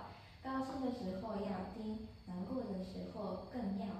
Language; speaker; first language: Chinese; non-native, learner; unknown